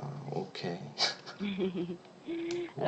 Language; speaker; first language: English; non-native, learner; Korean